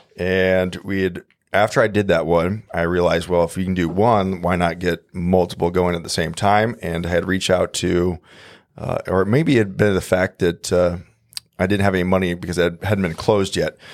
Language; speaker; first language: English; native; English